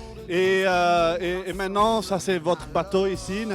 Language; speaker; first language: French; non-native, learner; English